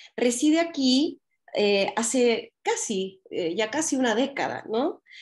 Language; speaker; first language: Spanish; native; Spanish